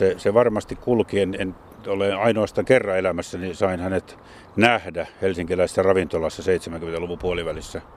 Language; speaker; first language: Finnish; native; Finnish